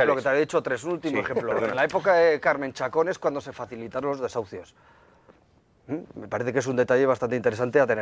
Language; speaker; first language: Spanish; native; Spanish